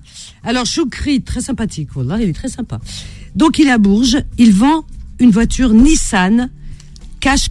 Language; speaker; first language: French; native; French